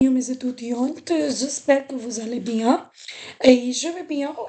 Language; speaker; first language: French; non-native, fluent; Hindi